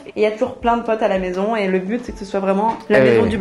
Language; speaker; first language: French; native; French